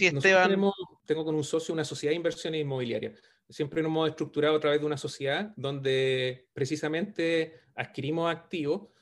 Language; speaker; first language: Spanish; native; Spanish